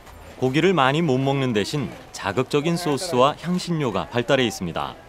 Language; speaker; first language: Korean; native; Korean